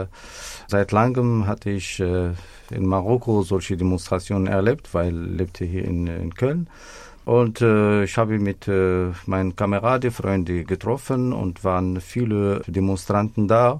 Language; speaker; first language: German; non-native, fluent; Arabic